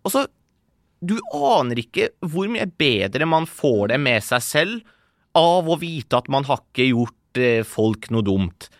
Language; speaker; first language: Norwegian; early bilingual, other home language; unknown